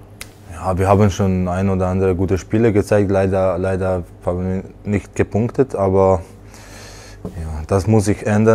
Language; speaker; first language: German; non-native, learner; Slovak